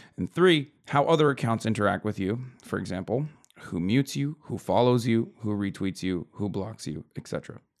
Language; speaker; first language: English; native; English